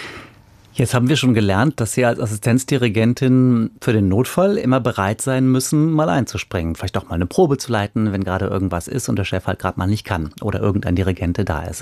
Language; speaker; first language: German; native; German